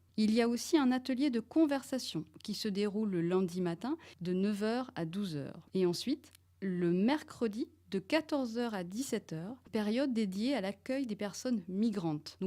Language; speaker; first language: French; non-native, learner; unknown